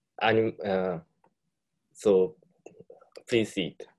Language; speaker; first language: English; non-native, learner; Japanese